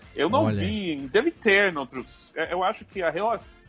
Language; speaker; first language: Portuguese; non-native, fluent; English